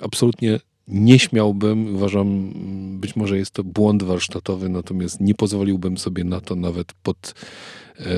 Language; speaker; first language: Polish; native; Polish